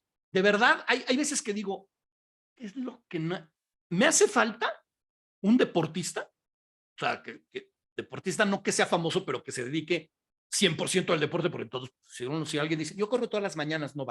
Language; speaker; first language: Spanish; native; Spanish